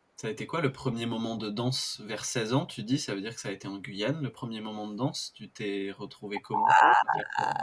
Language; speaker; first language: French; native; French